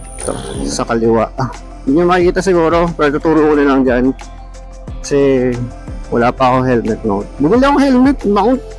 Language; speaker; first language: Filipino; native; Filipino